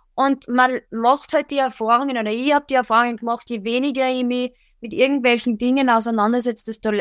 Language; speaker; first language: German; native; German